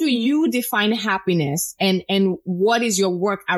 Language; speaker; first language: English; non-native, local second language; Yoruba